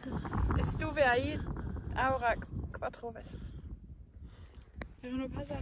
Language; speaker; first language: Spanish; non-native, learner; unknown